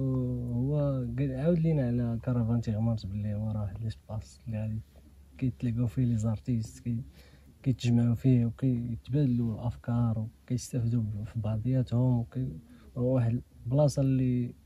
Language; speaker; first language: Arabic; native; Arabic